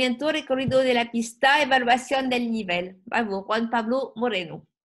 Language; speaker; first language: Spanish; non-native, learner; French